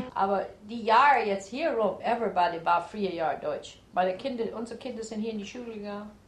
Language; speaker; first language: German; early bilingual, heritage; German